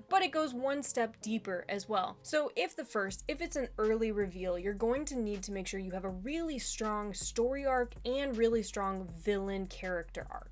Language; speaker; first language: English; native; English